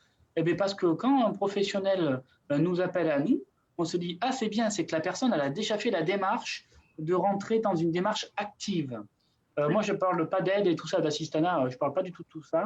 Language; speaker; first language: French; native; French